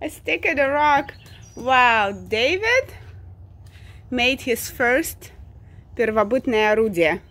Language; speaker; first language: English; non-native, fluent; Russian